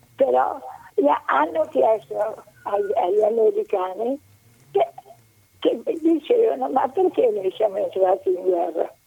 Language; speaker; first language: Italian; native; Italian